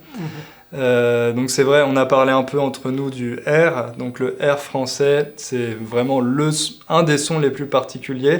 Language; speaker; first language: French; native; French